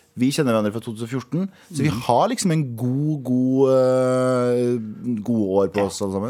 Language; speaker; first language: Norwegian; early bilingual, other home language; Kurdish